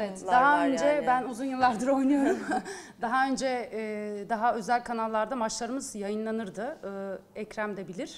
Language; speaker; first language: Turkish; native; Turkish